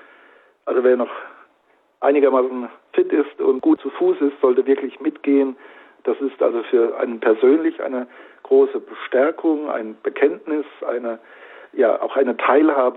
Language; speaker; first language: German; native; German